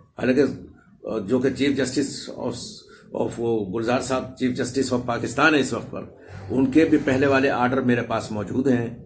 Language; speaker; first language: Urdu; native; Urdu